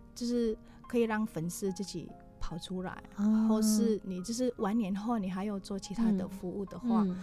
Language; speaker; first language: Chinese; non-native, fluent; Indonesian